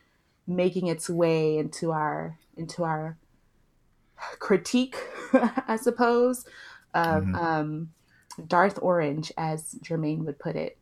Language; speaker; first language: English; early bilingual, other home language; Yoruba